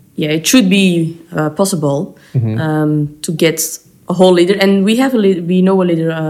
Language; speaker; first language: English; non-native, fluent; Dutch